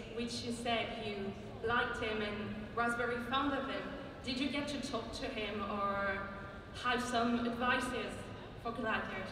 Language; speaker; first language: English; native; English